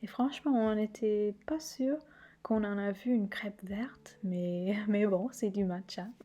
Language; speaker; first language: French; non-native, fluent; English